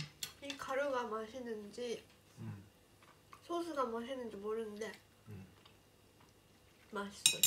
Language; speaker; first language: Korean; non-native, fluent; Japanese